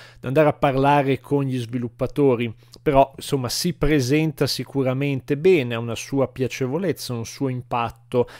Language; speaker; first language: Italian; native; Italian